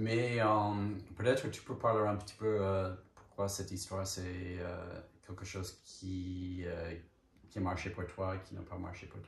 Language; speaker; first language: French; non-native, fluent; English